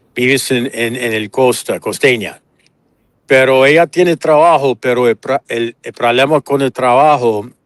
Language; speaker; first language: Spanish; non-native, learner; English